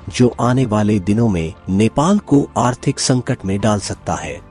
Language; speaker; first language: Hindi; non-native, local second language; Nepali